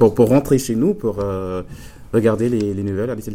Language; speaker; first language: French; non-native, fluent; English